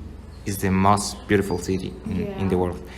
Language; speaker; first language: English; non-native, learner; Spanish